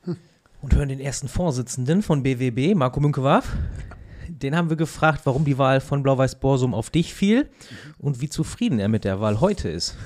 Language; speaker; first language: German; native; German